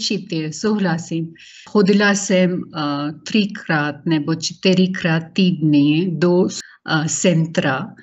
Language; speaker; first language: Czech; non-native, learner; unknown